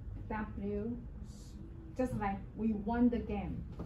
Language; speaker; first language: English; non-native, fluent; Chinese